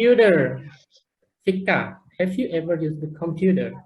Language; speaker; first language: English; non-native, fluent; Indonesian